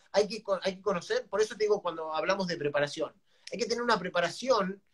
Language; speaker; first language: Spanish; native; Spanish